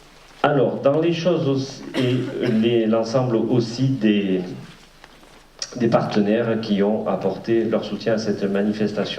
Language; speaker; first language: French; native; French